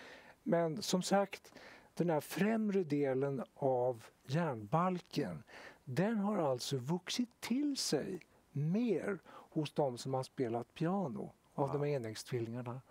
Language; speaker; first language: Swedish; native; Swedish